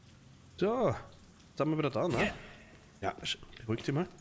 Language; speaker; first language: German; native; German